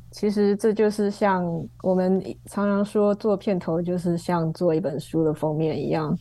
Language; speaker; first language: Chinese; native; Chinese